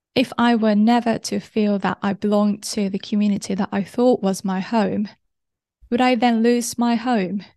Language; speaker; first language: English; non-native, fluent; Japanese